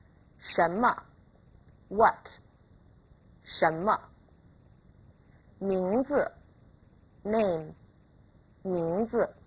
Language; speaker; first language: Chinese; non-native, fluent; English